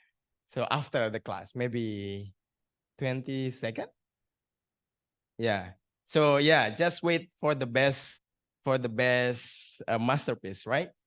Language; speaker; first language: English; non-native, learner; Indonesian